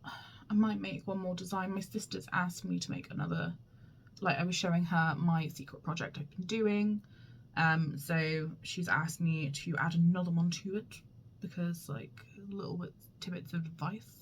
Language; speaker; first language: English; native; English